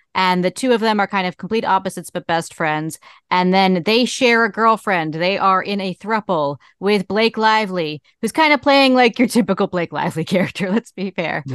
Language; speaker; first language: English; native; English